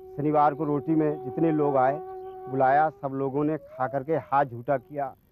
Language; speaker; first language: Hindi; non-native, local second language; Rana Tharu